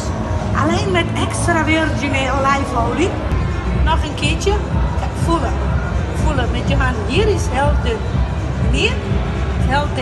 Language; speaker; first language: Dutch; non-native, learner; Italian